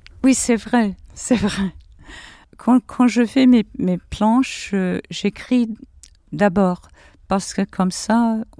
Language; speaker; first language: French; non-native, fluent; English